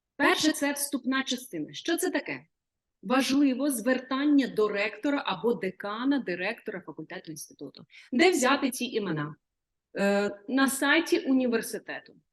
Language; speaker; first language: Ukrainian; native; Ukrainian